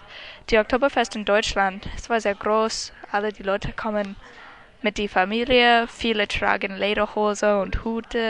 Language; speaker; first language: German; non-native, learner; English